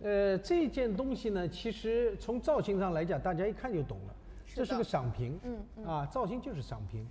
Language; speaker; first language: Chinese; native; Chinese